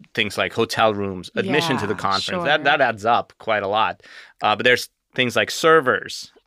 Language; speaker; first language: English; native; English